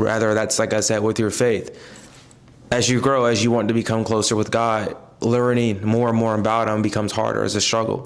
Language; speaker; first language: English; native; English